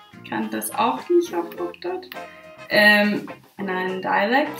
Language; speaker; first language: German; non-native, learner; English